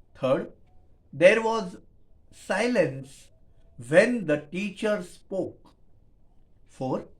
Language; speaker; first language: English; non-native, local second language; Marathi